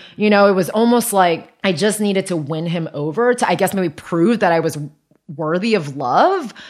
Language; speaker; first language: English; early bilingual, other home language; Chinese